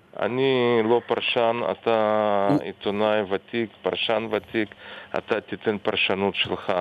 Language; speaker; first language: Hebrew; non-native, fluent; Russian